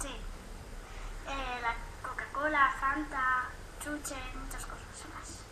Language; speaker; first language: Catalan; non-native, local second language; Spanish